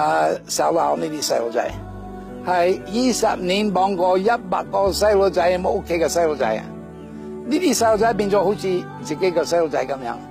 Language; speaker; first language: Cantonese; non-native, fluent; English